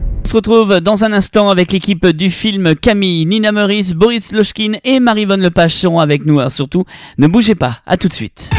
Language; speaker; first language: French; native; French